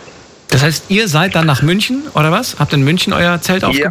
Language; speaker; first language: German; native; German